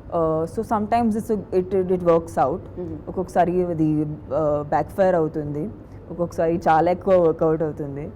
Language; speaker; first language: Telugu; non-native, fluent; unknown